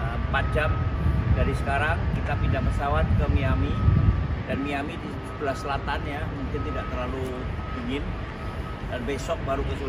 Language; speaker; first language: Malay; non-native, local second language; Javanese